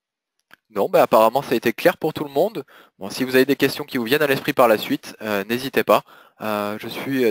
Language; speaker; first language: French; native; French